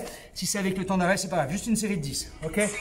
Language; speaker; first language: French; native; French